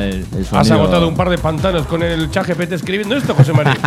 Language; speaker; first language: Spanish; non-native, local second language; Basque